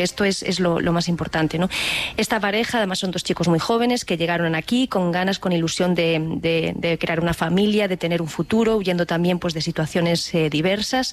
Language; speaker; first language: Spanish; native; Spanish